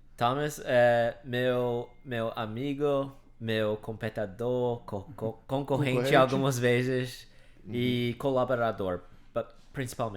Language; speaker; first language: Portuguese; non-native, fluent; English